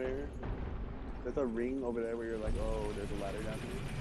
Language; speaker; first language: English; native; English